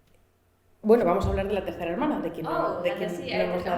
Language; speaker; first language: Spanish; native; Spanish